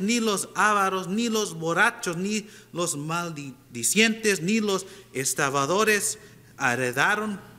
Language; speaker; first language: Spanish; non-native, fluent; English